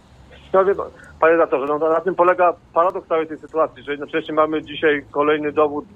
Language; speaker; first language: Polish; native; Polish